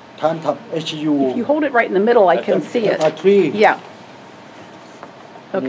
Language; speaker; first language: English; non-native, learner; Lao